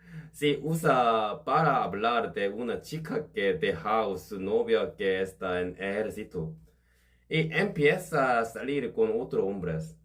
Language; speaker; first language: Spanish; non-native, learner; Korean